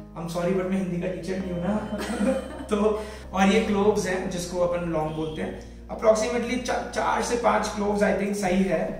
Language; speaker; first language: Hindi; native; Hindi